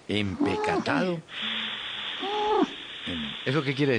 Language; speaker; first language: Spanish; native; Spanish